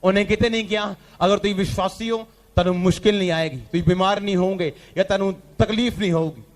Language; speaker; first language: Hindi; non-native, local second language; Punjabi